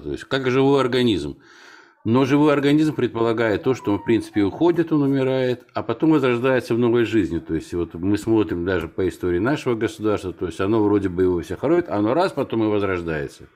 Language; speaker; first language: Russian; native; Russian